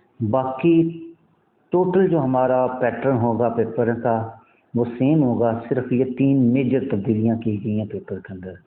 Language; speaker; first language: Urdu; non-native, local second language; Punjabi